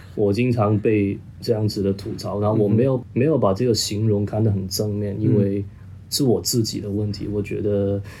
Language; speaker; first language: Chinese; non-native, local second language; Cantonese